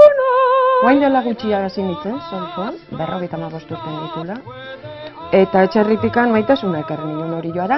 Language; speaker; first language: Basque; native; Basque